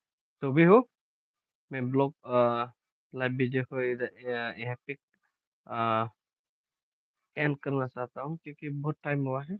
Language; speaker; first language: Hindi; non-native, local second language; Bodo